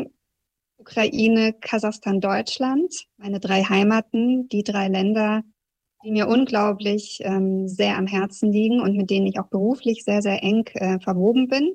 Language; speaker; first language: German; early bilingual, other home language; Russian